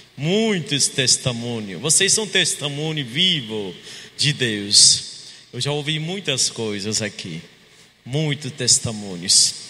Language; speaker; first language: Portuguese; non-native, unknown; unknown